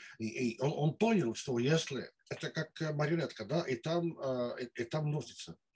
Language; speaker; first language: Russian; non-native, learner; Dutch